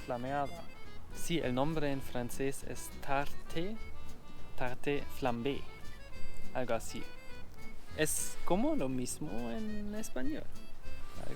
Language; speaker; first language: Spanish; non-native, learner; German